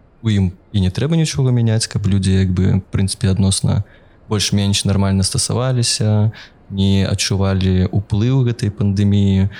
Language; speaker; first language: Belarusian; non-native, local second language; Russian